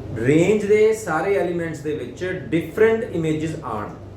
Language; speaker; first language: Hindi; non-native, local second language; Punjabi